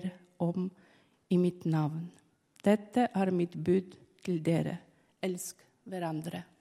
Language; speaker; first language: Norwegian; non-native, fluent; Polish